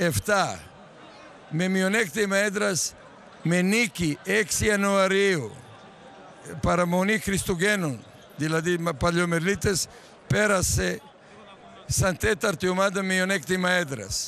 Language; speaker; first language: Greek; non-native, fluent; Serbian